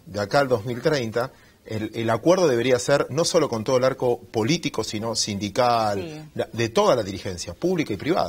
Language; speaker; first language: Spanish; native; Spanish